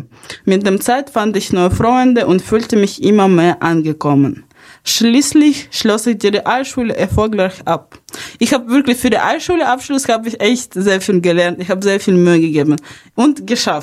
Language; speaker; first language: German; non-native, fluent; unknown